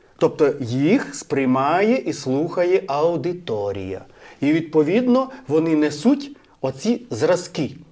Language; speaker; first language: Ukrainian; native; Ukrainian